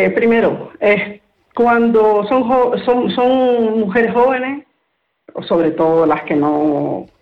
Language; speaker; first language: Spanish; native; Spanish